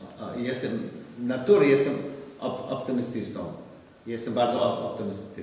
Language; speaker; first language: Polish; non-native, learner; English